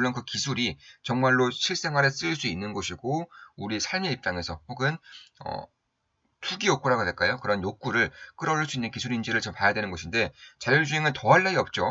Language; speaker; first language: Korean; native; Korean